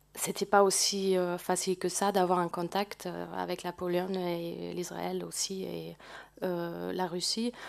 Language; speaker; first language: French; non-native, fluent; German